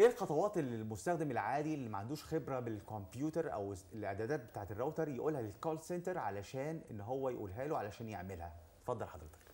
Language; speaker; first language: Arabic; native; Arabic